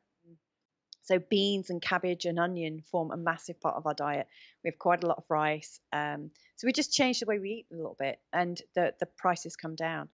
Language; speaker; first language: English; native; English